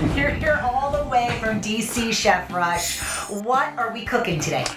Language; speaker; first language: English; native; English